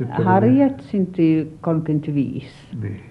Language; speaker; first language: Finnish; non-native, local second language; Swedish